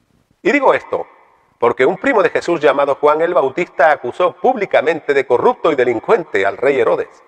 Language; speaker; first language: Spanish; native; Spanish